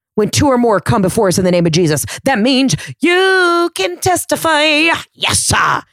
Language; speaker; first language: English; native; English